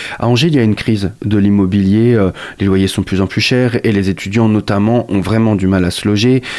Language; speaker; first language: French; native; French